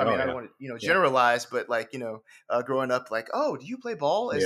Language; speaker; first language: English; native; English